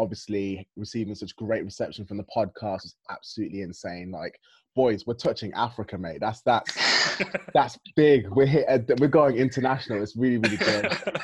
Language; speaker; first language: English; native; English